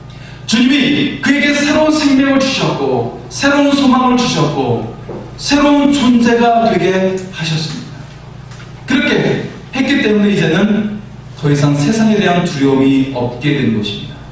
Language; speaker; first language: Korean; native; Korean